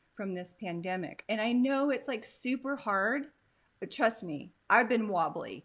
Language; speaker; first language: English; native; English